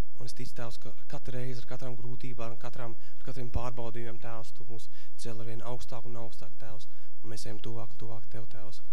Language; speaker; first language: Latvian; native; Latvian